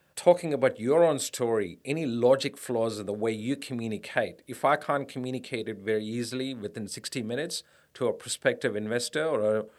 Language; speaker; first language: English; non-native, local second language; Tamil